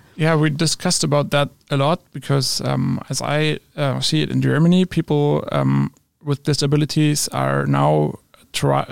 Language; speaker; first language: English; non-native, fluent; German